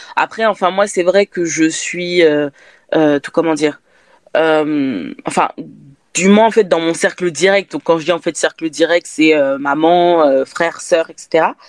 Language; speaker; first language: French; native; French